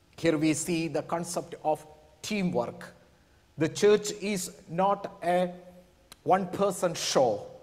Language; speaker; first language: English; non-native, local second language; Malayalam